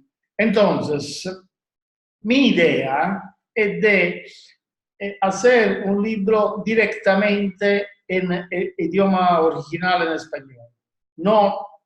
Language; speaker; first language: Spanish; non-native, learner; Italian